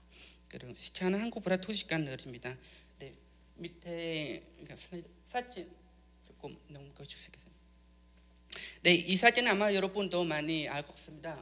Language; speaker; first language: Korean; non-native, learner; Khmer